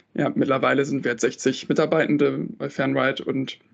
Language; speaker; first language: German; native; German